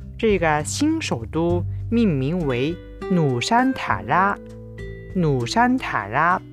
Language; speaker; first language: Chinese; non-native, fluent; Japanese